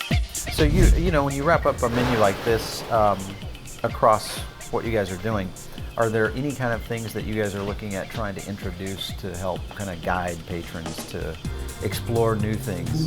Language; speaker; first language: English; native; English